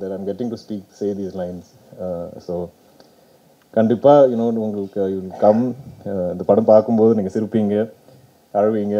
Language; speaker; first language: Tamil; non-native, local second language; Malayalam